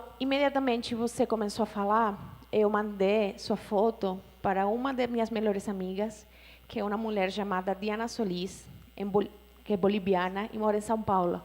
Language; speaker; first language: Portuguese; non-native, fluent; Spanish